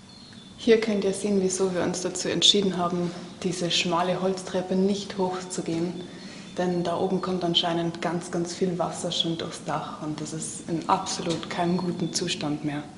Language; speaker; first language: German; native; German